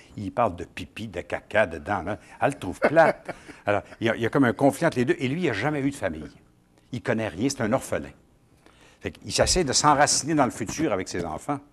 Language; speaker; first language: French; native; French